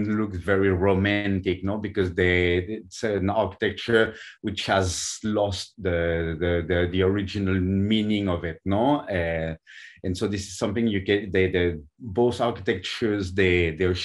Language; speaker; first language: English; non-native, fluent; French